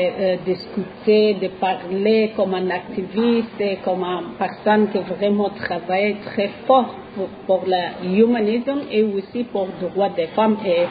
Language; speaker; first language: French; non-native, learner; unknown